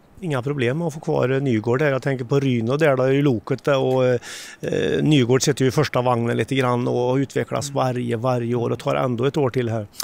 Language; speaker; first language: Swedish; native; Swedish